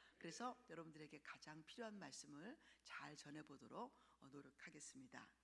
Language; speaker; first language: Korean; early bilingual, heritage; Korean